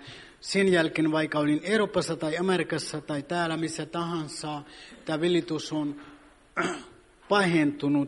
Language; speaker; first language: Finnish; non-native, fluent; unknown